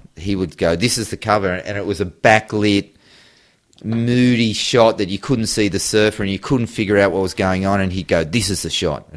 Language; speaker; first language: English; native; English